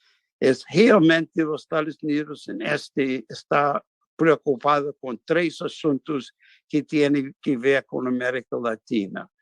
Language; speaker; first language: Spanish; non-native, fluent; English